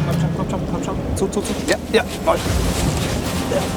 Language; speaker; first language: German; native; German